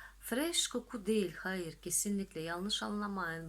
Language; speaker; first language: Turkish; non-native, fluent; Russian